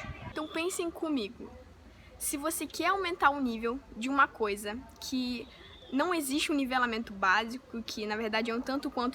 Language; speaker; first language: Portuguese; native; Portuguese